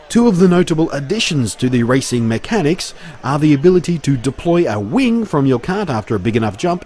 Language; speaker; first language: English; native; English